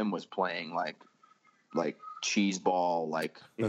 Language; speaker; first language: English; native; English